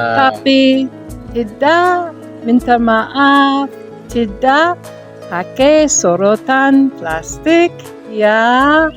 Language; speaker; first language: Indonesian; non-native, learner; English